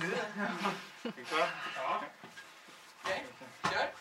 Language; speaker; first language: Swedish; non-native, fluent; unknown